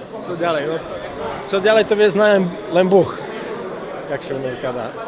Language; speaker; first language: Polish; non-native, learner; Slovak